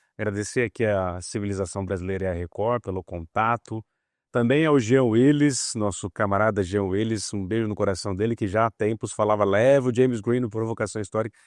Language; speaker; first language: Portuguese; native; Portuguese